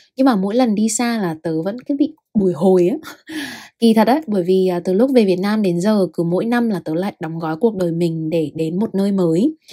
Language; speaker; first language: Vietnamese; native; Vietnamese